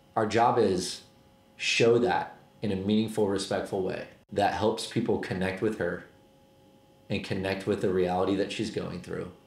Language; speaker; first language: English; native; English